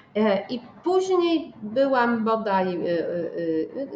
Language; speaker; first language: Polish; native; Polish